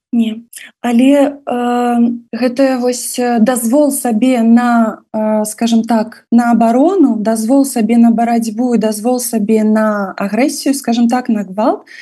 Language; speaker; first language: Belarusian; non-native, local second language; Russian